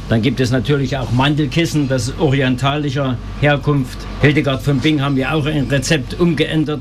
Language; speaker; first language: German; native; German